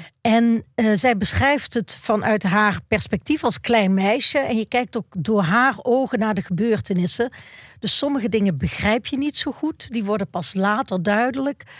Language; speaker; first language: Dutch; native; Dutch